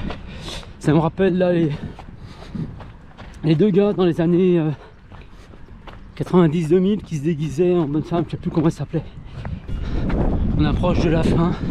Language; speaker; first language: French; native; French